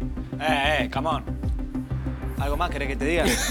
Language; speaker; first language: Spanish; native; Spanish